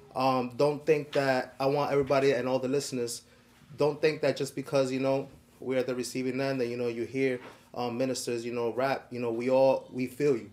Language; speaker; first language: English; early bilingual, other home language; Spanish